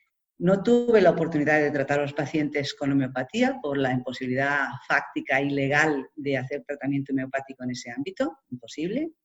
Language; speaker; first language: Spanish; native; Spanish